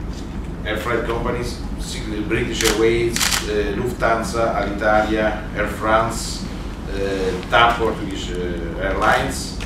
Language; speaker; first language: English; non-native, learner; Italian